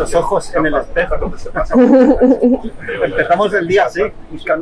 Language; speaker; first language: Spanish; native; Spanish